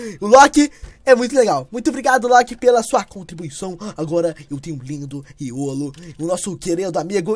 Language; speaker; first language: Portuguese; native; Portuguese